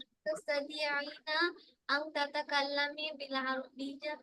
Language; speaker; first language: Arabic; non-native, learner; Bangla